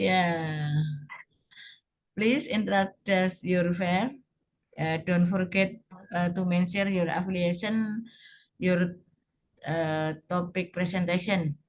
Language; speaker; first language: English; non-native, learner; Indonesian